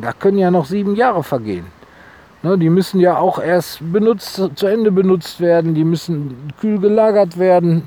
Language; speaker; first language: German; native; German